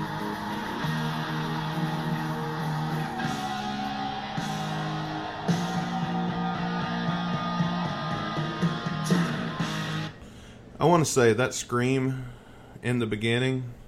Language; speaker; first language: English; native; English